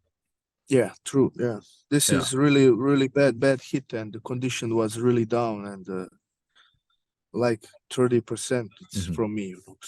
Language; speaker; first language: English; non-native, learner; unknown